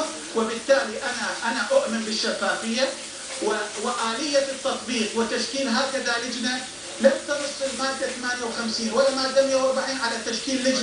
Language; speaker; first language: Arabic; non-native, local second language; Turkmen